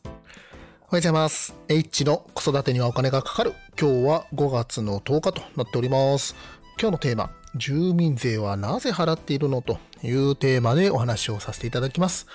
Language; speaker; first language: Japanese; native; Japanese